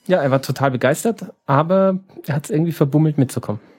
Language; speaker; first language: German; native; German